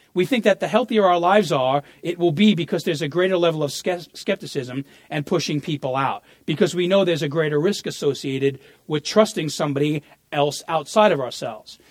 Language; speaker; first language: English; early bilingual, other home language; Italian